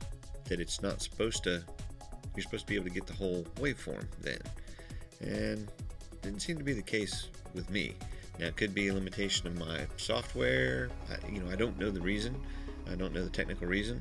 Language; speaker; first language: English; native; English